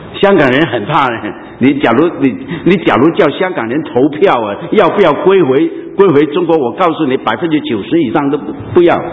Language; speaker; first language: Chinese; non-native, local second language; Cantonese